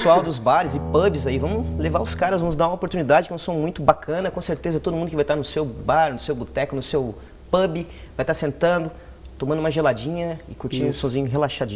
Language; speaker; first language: Portuguese; native; Portuguese